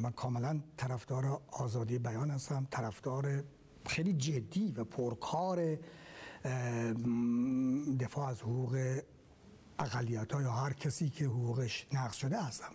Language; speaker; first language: Persian; native; Persian